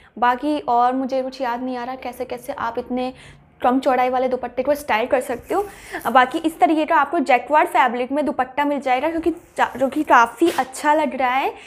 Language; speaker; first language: Hindi; native; Hindi